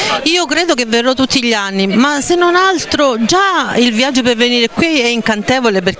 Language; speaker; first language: Italian; native; Italian